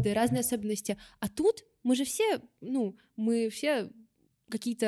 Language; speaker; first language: Russian; native; Russian